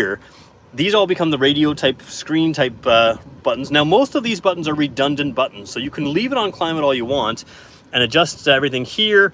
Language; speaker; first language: English; native; English